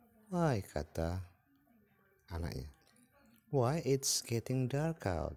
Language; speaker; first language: English; non-native, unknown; Indonesian